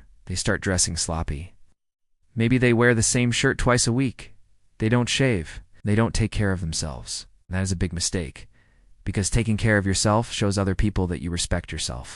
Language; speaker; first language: English; native; English